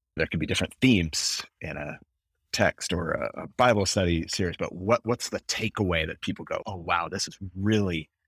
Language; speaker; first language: English; native; English